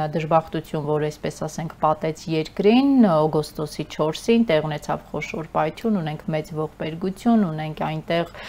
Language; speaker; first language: Armenian; native; Armenian